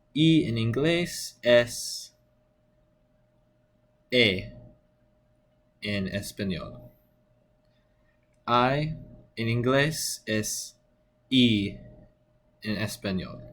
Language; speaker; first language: Spanish; non-native, learner; English